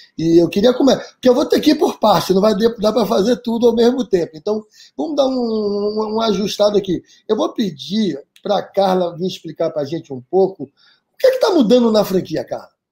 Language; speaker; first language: Portuguese; native; Portuguese